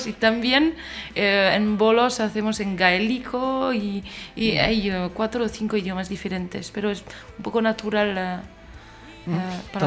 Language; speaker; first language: Spanish; non-native, fluent; French